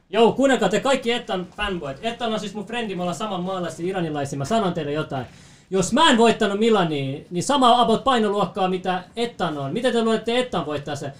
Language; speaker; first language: Finnish; early bilingual, other home language; Persian